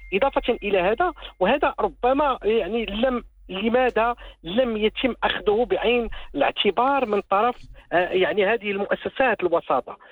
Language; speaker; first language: Arabic; native; Arabic